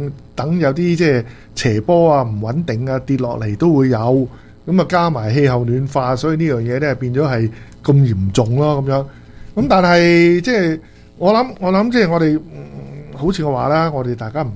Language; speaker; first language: Chinese; native; Chinese